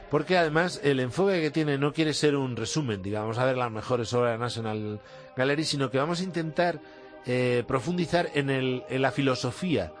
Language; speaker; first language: Spanish; native; Spanish